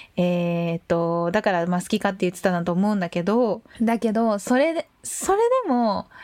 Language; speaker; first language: Japanese; native; Japanese